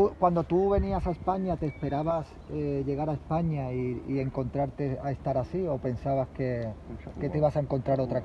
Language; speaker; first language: Spanish; native; Spanish